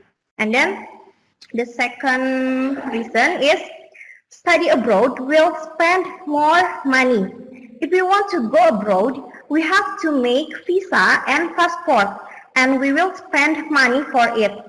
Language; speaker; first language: English; non-native, learner; Indonesian